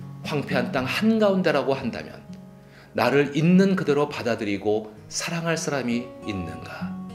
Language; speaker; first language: Korean; native; Korean